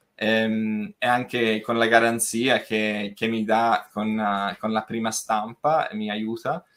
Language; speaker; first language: Italian; non-native, fluent; English